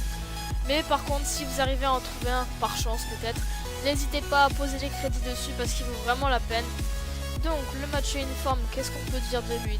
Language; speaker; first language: French; native; French